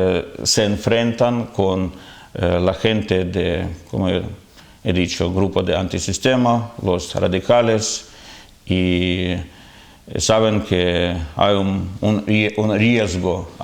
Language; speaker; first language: Spanish; non-native, fluent; Ukrainian